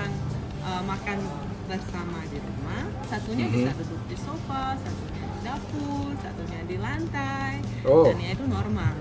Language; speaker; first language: Indonesian; non-native, fluent; Russian